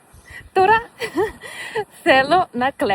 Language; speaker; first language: Greek; non-native, fluent; Russian